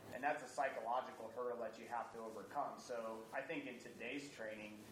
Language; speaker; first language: English; native; English